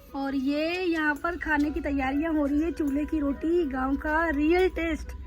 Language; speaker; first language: Hindi; native; Hindi